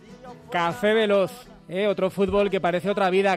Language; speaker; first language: Spanish; native; Spanish